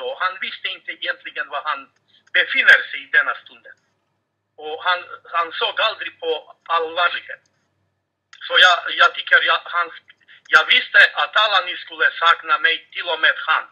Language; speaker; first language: Swedish; non-native, fluent; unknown